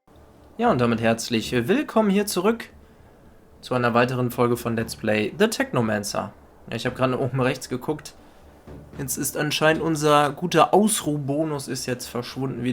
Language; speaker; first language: German; native; German